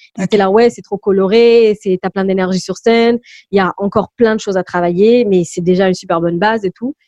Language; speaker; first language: French; early bilingual, other home language; English